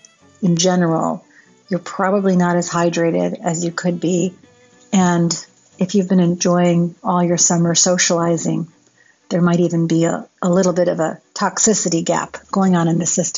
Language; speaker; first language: English; native; English